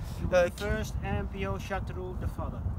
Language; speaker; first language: English; non-native, fluent; Dutch